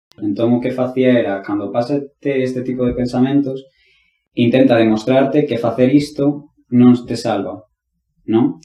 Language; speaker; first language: Galician; non-native, local second language; Spanish